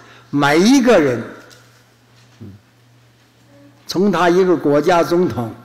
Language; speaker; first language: Chinese; native; Chinese